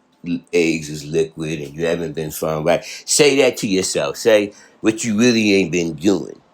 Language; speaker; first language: English; native; English